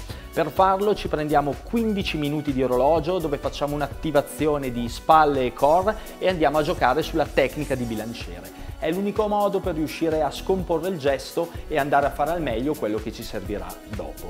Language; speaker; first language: Italian; native; Italian